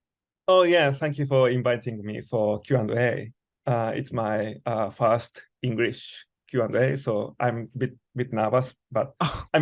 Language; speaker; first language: English; non-native, learner; Japanese